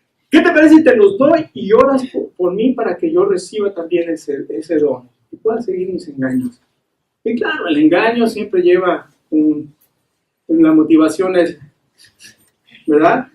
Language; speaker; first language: Spanish; native; Spanish